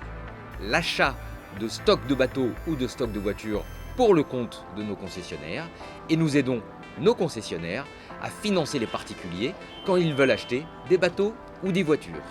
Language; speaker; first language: French; native; French